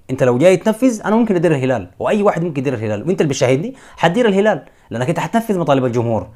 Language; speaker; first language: Arabic; native; Arabic